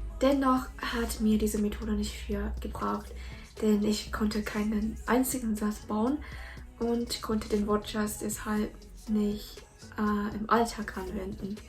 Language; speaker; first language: German; early bilingual, other home language; Vietnamese